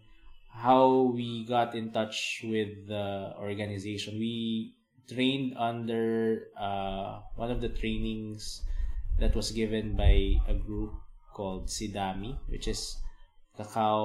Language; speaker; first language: English; non-native, local second language; Filipino